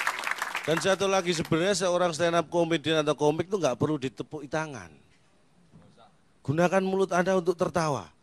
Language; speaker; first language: Indonesian; native; Indonesian